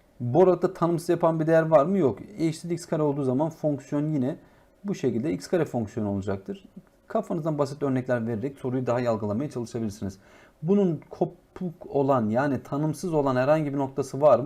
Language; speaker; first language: Turkish; native; Turkish